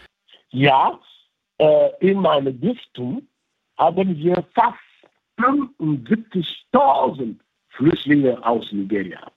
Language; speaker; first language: German; non-native, fluent; French